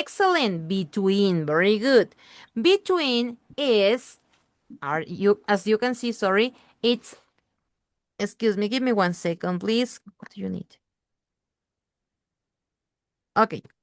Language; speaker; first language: English; non-native, learner; Spanish